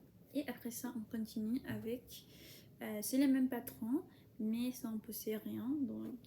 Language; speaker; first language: French; non-native, fluent; Spanish